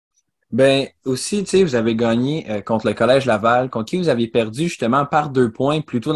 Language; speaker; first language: French; native; French